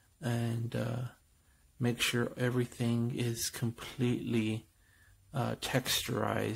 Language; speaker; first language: English; native; English